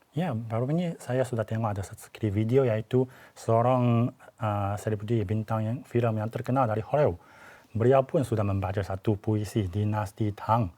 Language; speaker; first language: Malay; non-native, fluent; Chinese